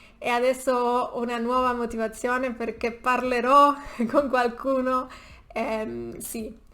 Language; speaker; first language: Italian; non-native, learner; Spanish